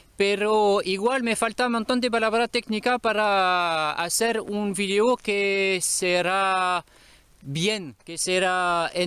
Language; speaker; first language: Spanish; non-native, learner; French